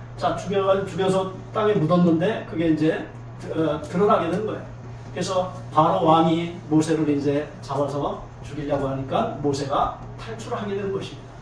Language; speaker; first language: Korean; native; Korean